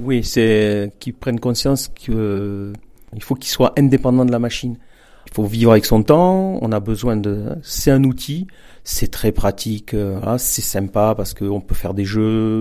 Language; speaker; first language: French; native; French